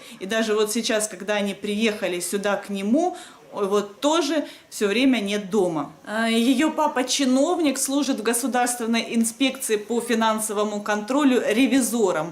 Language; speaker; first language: Russian; native; Russian